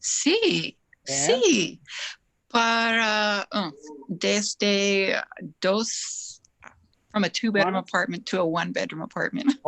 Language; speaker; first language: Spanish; non-native, learner; English